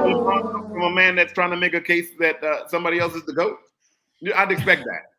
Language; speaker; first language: English; native; English